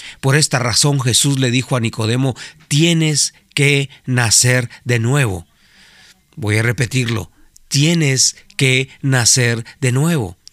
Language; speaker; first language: Spanish; native; Spanish